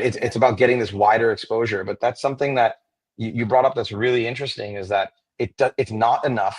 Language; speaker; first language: English; native; English